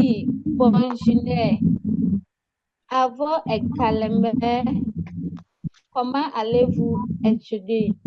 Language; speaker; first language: French; non-native, learner; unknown